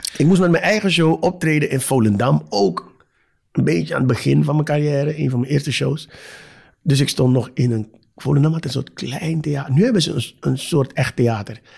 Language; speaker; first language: Dutch; native; Dutch